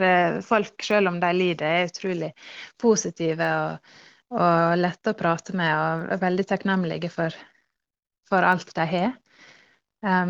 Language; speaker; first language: Norwegian; early bilingual, heritage; Norwegian